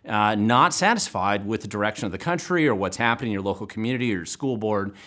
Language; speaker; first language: English; native; English